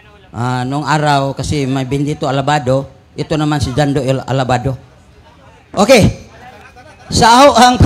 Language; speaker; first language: Filipino; non-native, local second language; Cebuano